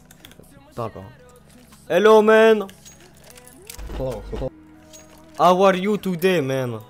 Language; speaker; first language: English; non-native, learner; French